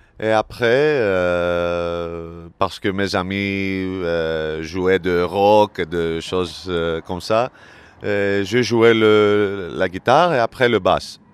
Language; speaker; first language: French; non-native, learner; Greek